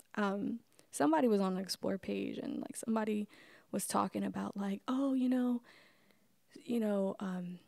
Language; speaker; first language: English; native; English